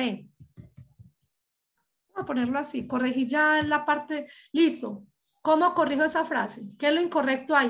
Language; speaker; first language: Spanish; native; Spanish